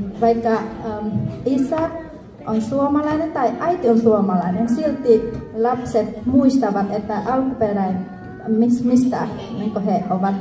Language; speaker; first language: Finnish; non-native, fluent; Jarai